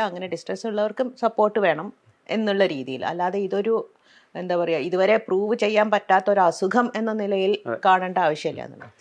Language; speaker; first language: Malayalam; native; Malayalam